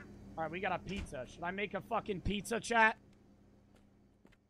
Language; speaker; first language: English; native; English